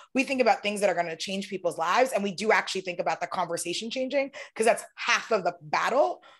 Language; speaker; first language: English; native; English